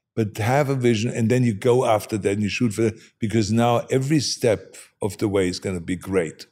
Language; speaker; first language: English; non-native, fluent; German